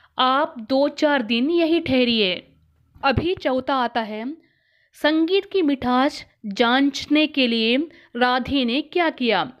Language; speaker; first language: Hindi; non-native, local second language; Kannada